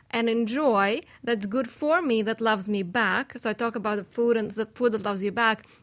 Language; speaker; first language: English; non-native, fluent; Russian